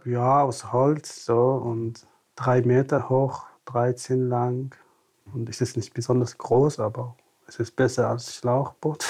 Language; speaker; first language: German; non-native, fluent; Tamasheq